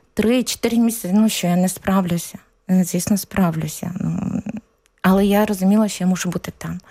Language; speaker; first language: Ukrainian; native; Ukrainian